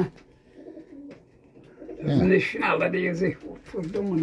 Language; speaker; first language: German; non-native, learner; Dutch